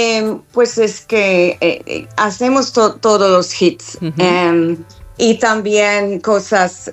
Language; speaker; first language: Spanish; non-native, fluent; English